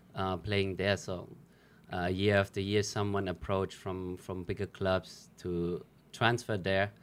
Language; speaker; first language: English; non-native, fluent; German